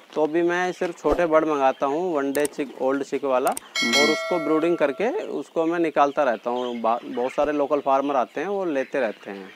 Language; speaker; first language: Hindi; native; Hindi